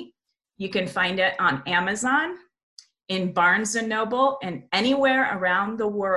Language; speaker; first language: English; native; English